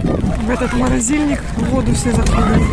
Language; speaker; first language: Russian; native; Russian